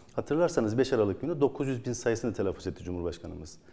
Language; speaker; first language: Turkish; native; Turkish